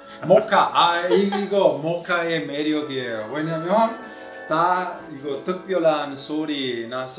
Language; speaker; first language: Korean; non-native, learner; Italian